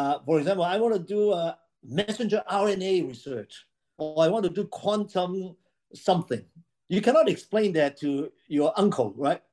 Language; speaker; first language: English; non-native, local second language; Cantonese